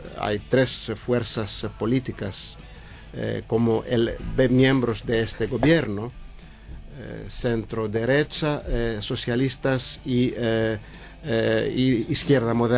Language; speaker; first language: Spanish; non-native, learner; Greek